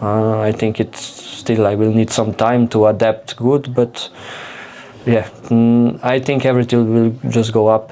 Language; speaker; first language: English; non-native, fluent; Slovenian